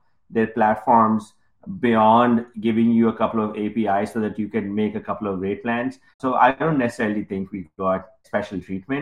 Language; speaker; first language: English; non-native, local second language; Urdu